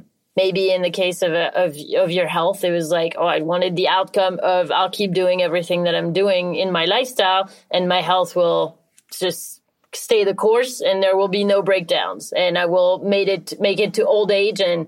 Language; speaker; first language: English; non-native, fluent; French